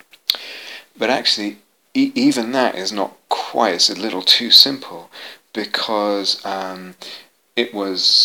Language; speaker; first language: English; native; English